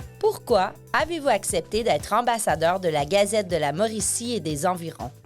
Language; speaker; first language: French; native; French